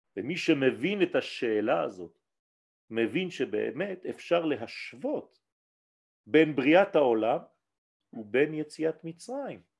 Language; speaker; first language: Hebrew; non-native, fluent; French